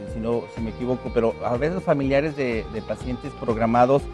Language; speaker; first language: Spanish; native; Spanish